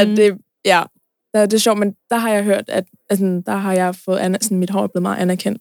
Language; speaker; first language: Danish; early bilingual, other home language; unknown